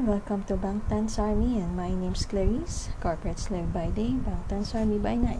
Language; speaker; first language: English; non-native, local second language; Filipino